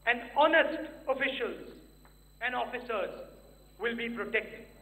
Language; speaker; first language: English; non-native, local second language; Hindi